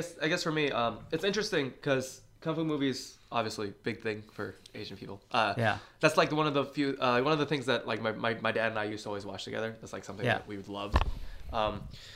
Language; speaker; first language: English; early bilingual, other home language; Chinese